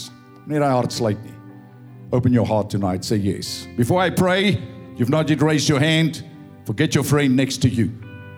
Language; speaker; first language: English; non-native, local second language; Afrikaans